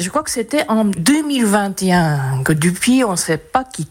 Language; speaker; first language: French; non-native, fluent; Japanese